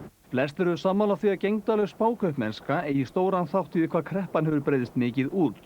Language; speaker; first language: Icelandic; native; Icelandic